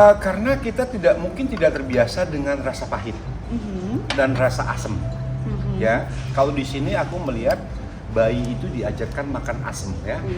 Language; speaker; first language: Indonesian; native; Indonesian